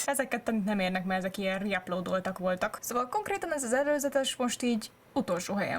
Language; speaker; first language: Hungarian; native; Hungarian